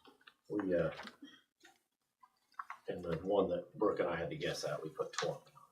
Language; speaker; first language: English; native; English